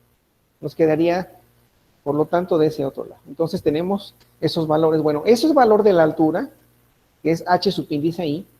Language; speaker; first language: Spanish; native; Spanish